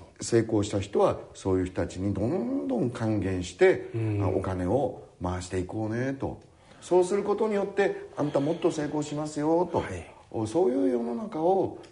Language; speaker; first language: Japanese; native; Japanese